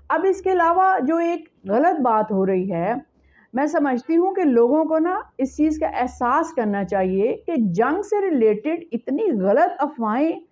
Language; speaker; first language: Urdu; native; Urdu